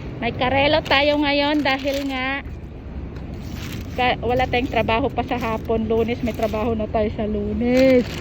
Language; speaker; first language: Filipino; native; Filipino